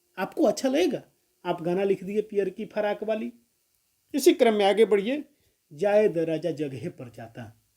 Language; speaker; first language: Hindi; non-native, local second language; Bhojpuri